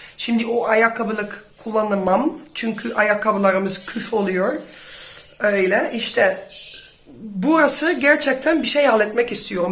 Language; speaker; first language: Turkish; early bilingual, heritage; Turkish